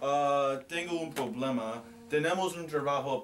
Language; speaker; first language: Spanish; non-native, learner; English